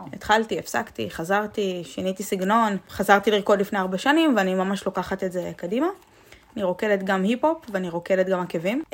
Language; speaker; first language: Hebrew; native; Hebrew